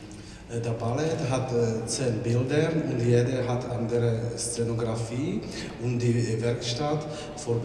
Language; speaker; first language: German; non-native, learner; Czech